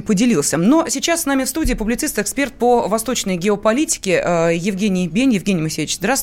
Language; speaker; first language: Russian; native; Russian